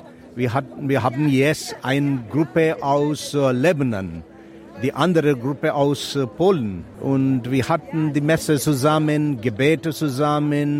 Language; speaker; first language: German; non-native, learner; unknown